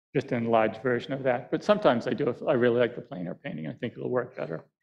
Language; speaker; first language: English; native; English